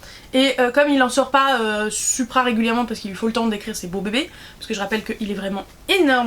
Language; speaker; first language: French; native; French